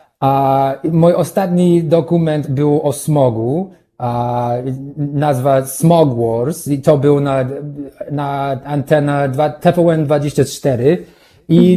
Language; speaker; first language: Polish; non-native, learner; English